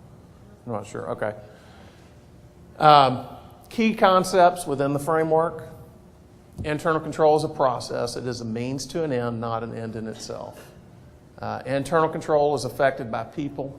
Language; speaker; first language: English; native; English